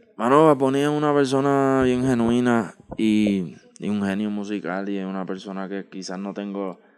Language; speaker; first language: Spanish; native; Spanish